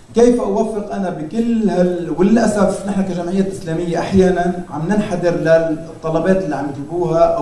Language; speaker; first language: Arabic; native; Arabic